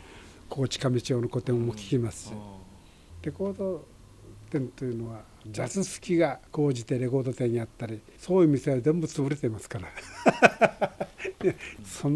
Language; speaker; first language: Japanese; native; Japanese